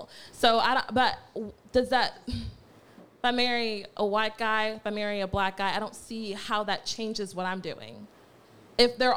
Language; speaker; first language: English; native; English